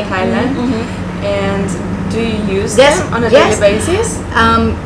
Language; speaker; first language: English; non-native, fluent; Polish